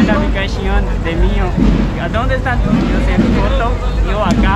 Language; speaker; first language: Spanish; non-native, learner; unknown